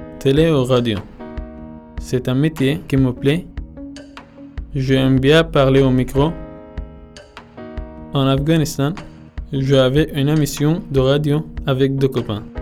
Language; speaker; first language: French; non-native, learner; Persian